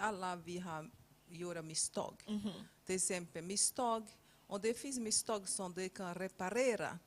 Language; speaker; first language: Swedish; non-native, fluent; Portuguese